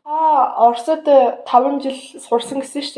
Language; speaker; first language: Mongolian; early bilingual, heritage; Mongolian